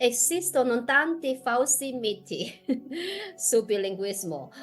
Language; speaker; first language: Italian; non-native, fluent; Chinese